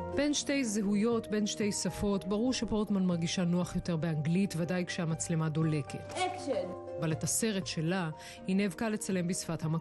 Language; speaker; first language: Hebrew; native; Hebrew